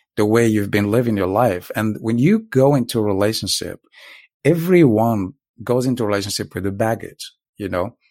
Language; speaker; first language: English; non-native, fluent; Arabic